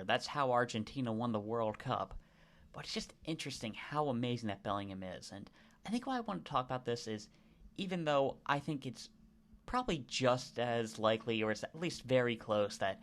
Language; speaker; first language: English; native; English